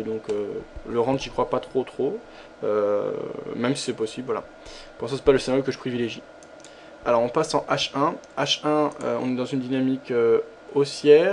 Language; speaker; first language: French; native; French